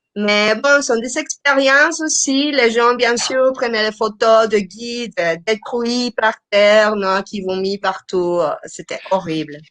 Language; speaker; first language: French; non-native, fluent; Spanish